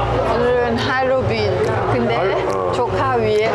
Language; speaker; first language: Korean; non-native, learner; Thai